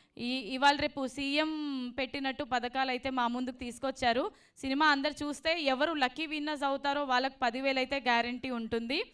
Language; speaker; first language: Telugu; native; Telugu